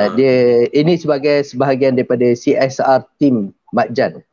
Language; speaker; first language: Malay; native; Malay